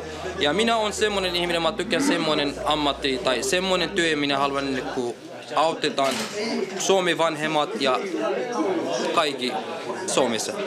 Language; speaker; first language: Finnish; non-native, learner; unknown